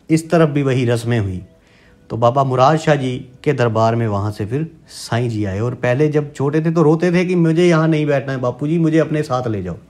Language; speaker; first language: Hindi; non-native, local second language; Punjabi